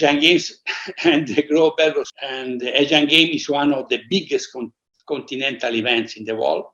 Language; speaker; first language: English; non-native, fluent; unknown